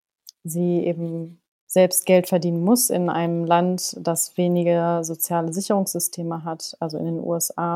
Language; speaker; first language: German; native; German